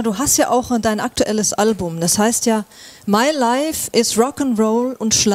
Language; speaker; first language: German; native; German